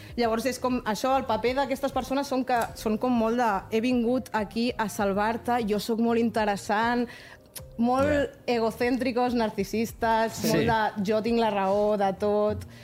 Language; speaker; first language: Catalan; non-native, local second language; Spanish